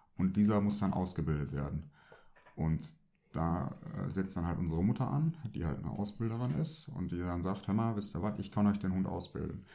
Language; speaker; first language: German; early bilingual, other home language; Turkish